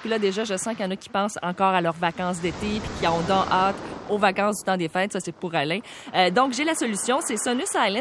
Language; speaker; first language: French; native; French